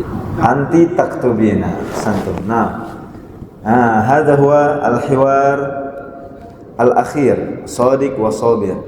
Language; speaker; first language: Arabic; non-native, fluent; Indonesian